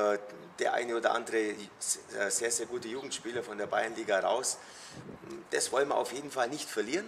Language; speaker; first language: German; native; German